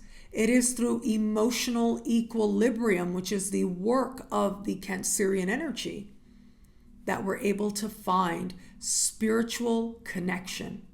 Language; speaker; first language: English; native; English